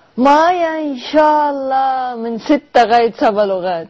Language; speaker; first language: Arabic; non-native, learner; Armenian